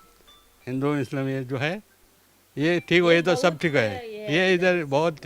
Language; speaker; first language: Hindi; non-native, local second language; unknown